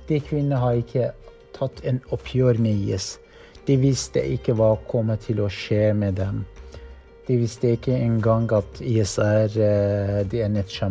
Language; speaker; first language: Norwegian; non-native, fluent; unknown